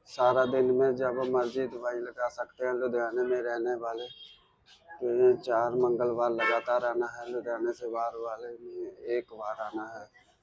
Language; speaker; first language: Hindi; non-native, local second language; Punjabi